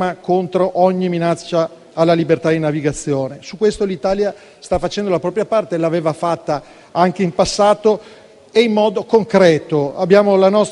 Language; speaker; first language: Italian; native; Italian